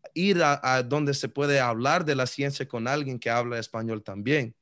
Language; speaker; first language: Spanish; early bilingual, other home language; English